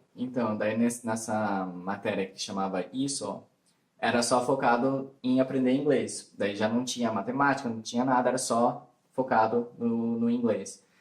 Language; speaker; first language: Portuguese; early bilingual, heritage; Portuguese